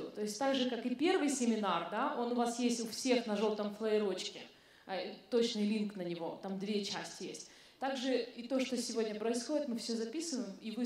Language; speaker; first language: Russian; native; Russian